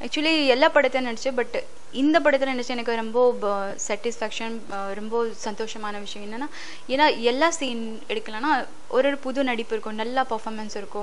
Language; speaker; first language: Tamil; non-native, fluent; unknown